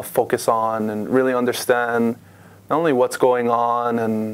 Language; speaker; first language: English; native; English